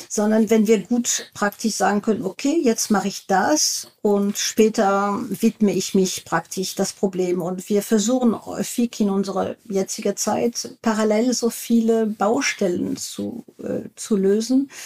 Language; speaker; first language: German; non-native, fluent; French